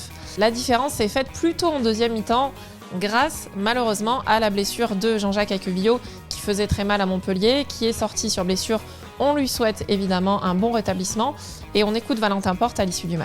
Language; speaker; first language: French; native; French